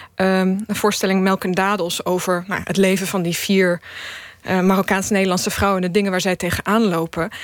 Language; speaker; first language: Dutch; early bilingual, other home language; Bosnian